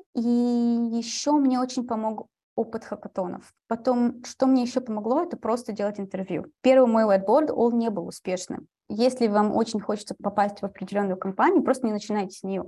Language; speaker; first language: Russian; early bilingual, heritage; Russian